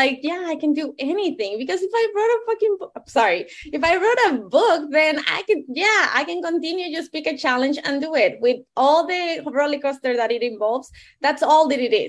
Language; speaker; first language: English; non-native, fluent; Spanish